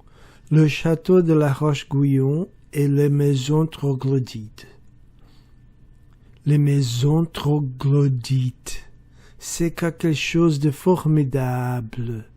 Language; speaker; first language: French; non-native, learner; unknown